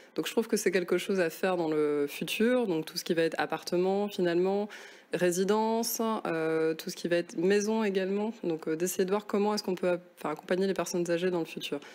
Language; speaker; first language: French; native; French